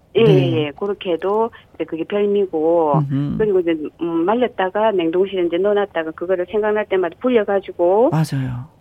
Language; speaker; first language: Korean; native; Korean